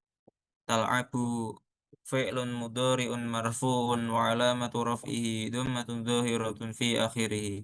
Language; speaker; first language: Arabic; non-native, learner; Indonesian